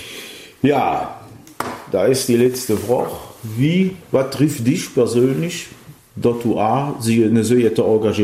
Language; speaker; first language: German; native; German